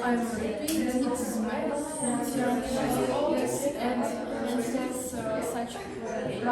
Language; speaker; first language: English; non-native, learner; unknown